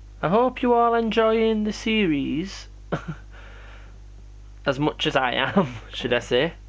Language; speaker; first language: English; native; English